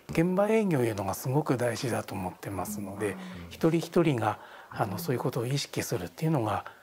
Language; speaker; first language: Japanese; native; Japanese